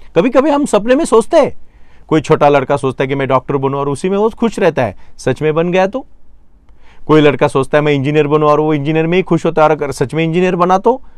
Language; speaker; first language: Hindi; non-native, local second language; Marathi